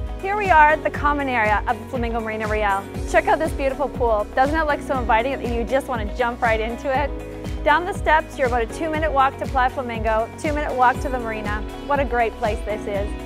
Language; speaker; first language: English; native; English